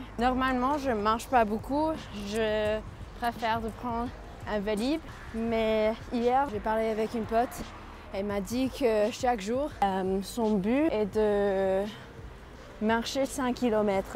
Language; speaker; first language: French; non-native, fluent; English